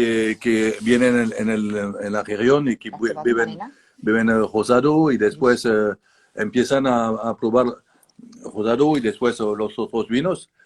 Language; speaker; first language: Spanish; non-native, learner; French